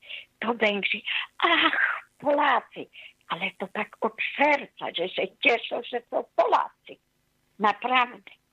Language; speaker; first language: Polish; non-native, fluent; Hungarian